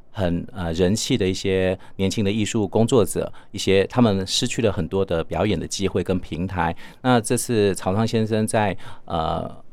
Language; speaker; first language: Chinese; native; Chinese